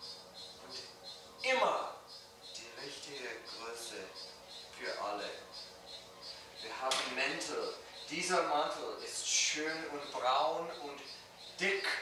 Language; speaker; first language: German; non-native, learner; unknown